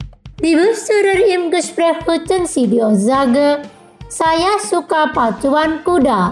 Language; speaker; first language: German; non-native, fluent; Indonesian